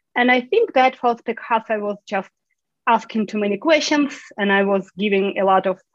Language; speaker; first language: English; non-native, fluent; Ukrainian